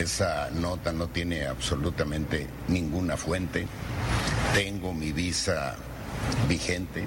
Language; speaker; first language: Spanish; native; Spanish